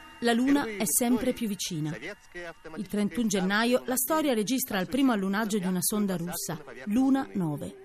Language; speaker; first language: Italian; native; Italian